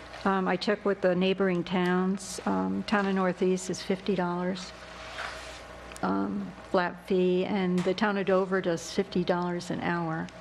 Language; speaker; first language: English; native; English